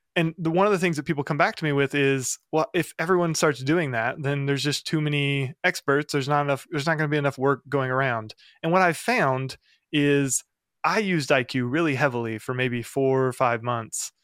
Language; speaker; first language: English; native; English